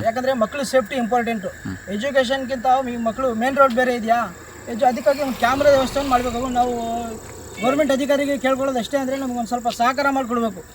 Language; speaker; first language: Kannada; non-native, local second language; Urdu